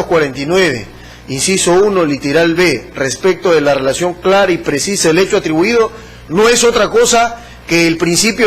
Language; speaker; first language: Spanish; native; Spanish